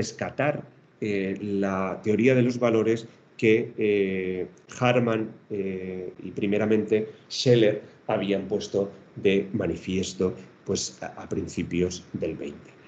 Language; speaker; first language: Spanish; native; Spanish